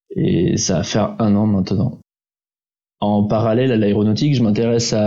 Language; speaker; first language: French; early bilingual, heritage; Czech